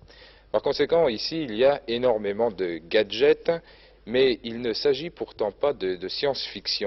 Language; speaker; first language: French; native; French